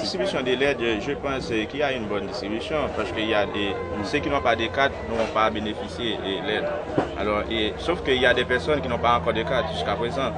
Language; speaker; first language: French; non-native, local second language; Haitian Creole